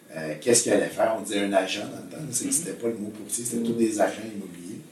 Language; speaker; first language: French; native; French